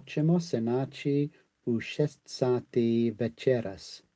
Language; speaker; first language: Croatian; non-native, learner; English